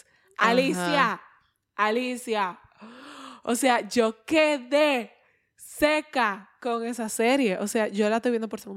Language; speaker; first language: Spanish; native; Spanish